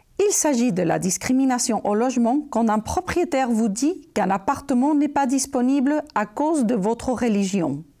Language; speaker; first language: French; non-native, fluent; Spanish